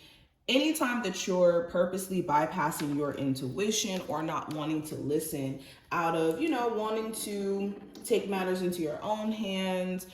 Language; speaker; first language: English; native; English